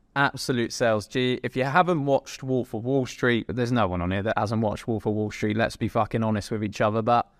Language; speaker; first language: English; native; English